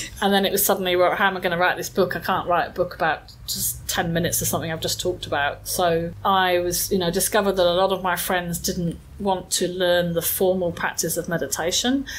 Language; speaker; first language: English; native; English